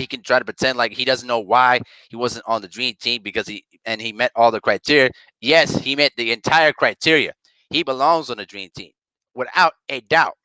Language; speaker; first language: English; native; English